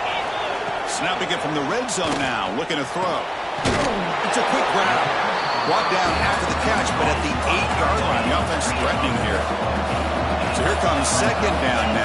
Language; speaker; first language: English; native; English